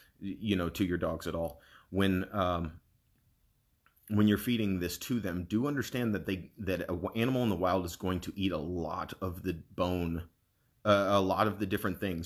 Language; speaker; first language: English; native; English